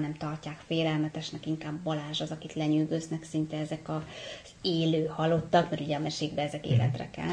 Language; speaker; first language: Hungarian; native; Hungarian